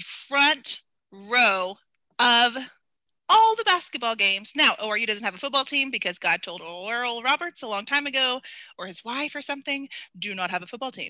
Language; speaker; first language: English; native; English